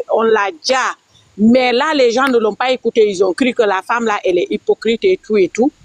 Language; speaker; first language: French; non-native, local second language; Wolof